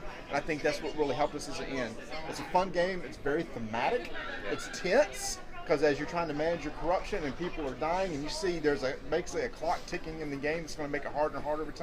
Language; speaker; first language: English; native; English